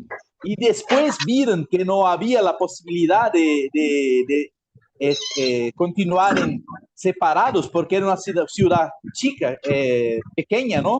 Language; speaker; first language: Spanish; non-native, fluent; Portuguese